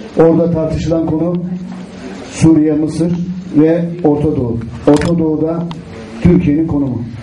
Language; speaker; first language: Turkish; native; Turkish